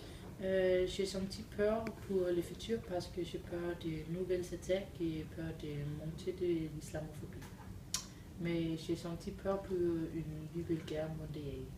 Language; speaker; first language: French; non-native, learner; Danish